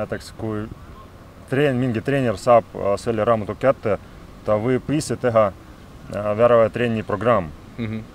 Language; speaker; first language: Estonian; non-native, local second language; Russian